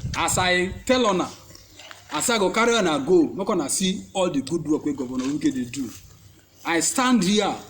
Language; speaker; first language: Nigerian Pidgin; non-native, local second language; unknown